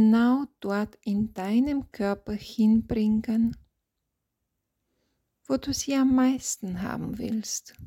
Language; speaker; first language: German; non-native, fluent; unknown